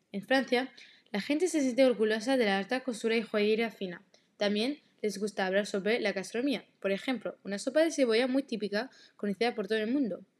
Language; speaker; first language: Spanish; non-native, learner; French